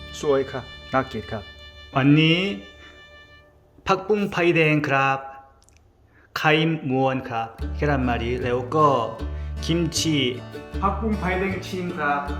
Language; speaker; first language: Thai; non-native, learner; Korean